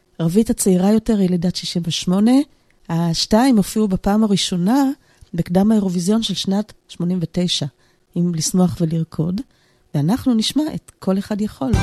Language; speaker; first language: Hebrew; native; Hebrew